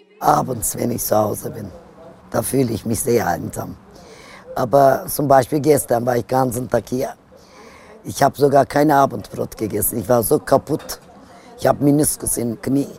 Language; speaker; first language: German; non-native, learner; Turkish